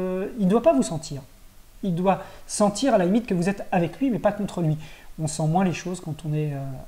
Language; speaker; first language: French; native; French